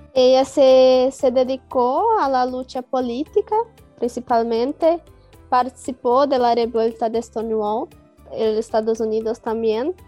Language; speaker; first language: Spanish; non-native, learner; Portuguese